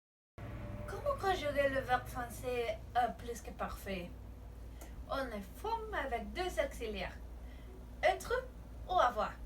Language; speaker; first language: French; non-native, learner; Spanish